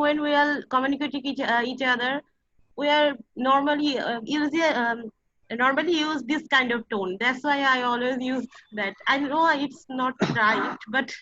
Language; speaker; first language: English; non-native, learner; Bangla